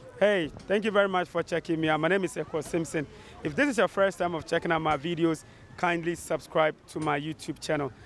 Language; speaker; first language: English; non-native, local second language; Akan